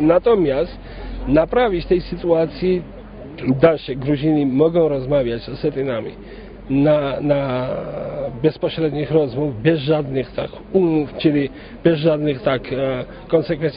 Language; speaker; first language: Polish; non-native, fluent; Georgian